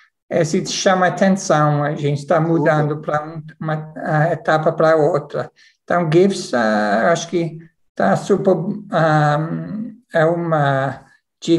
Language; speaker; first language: Portuguese; non-native, fluent; English